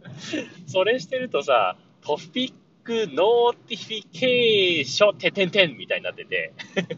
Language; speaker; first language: Japanese; native; Japanese